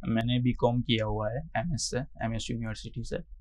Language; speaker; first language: Hindi; non-native, local second language; Gujarati